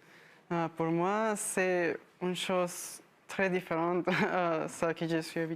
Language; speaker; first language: French; non-native, learner; Spanish